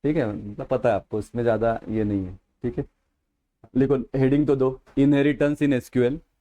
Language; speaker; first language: Hindi; non-native, local second language; Marathi